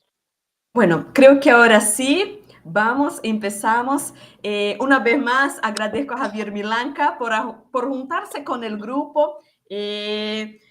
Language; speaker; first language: Spanish; non-native, fluent; Portuguese